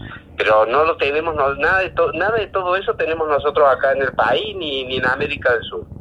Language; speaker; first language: Spanish; native; Spanish